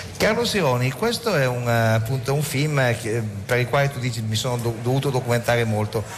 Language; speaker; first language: Italian; native; Italian